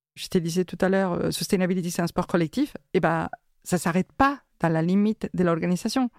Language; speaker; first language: French; non-native, fluent; Spanish